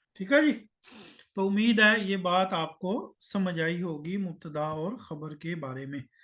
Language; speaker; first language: Urdu; native; Urdu